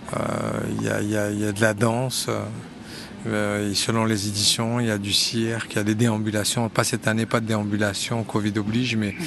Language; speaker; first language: French; native; French